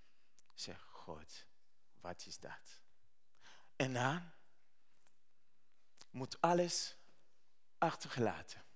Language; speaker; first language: Dutch; non-native, learner; Rundi